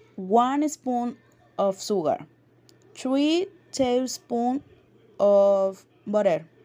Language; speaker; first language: English; non-native, learner; Spanish